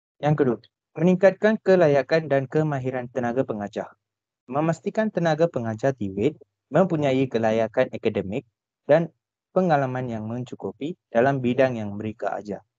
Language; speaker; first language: Malay; non-native, local second language; Tamil